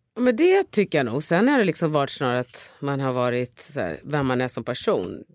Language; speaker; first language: Swedish; early bilingual, other home language; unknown